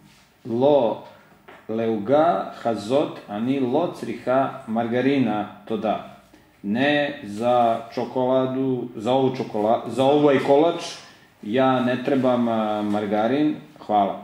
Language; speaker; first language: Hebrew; non-native, learner; Serbian